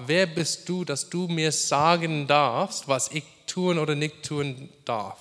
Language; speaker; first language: German; non-native, fluent; English